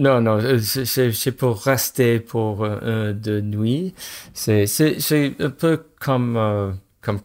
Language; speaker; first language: French; non-native, fluent; English